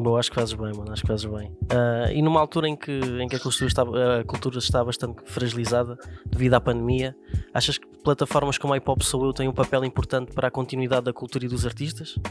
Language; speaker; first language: Portuguese; native; Portuguese